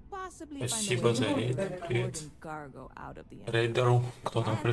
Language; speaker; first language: Russian; native; Russian